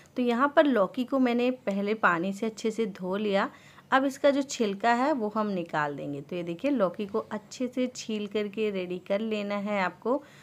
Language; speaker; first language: Hindi; native; Hindi